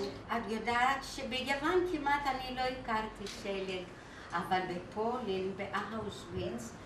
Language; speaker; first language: Hebrew; non-native, fluent; Greek